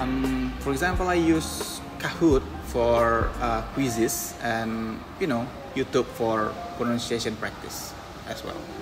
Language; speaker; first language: English; non-native, fluent; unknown